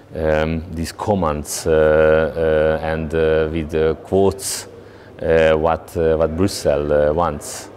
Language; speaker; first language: English; non-native, learner; Hungarian